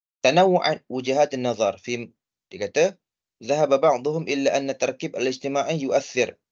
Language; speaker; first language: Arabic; non-native, fluent; Malay